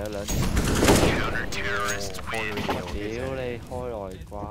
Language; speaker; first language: Cantonese; native; Cantonese